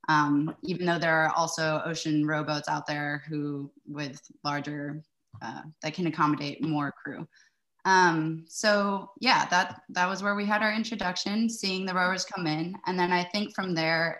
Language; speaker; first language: English; native; English